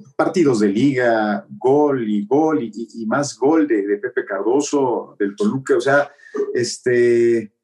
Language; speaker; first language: Spanish; native; Spanish